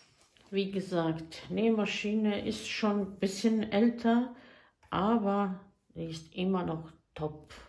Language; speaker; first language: German; non-native, fluent; Bosnian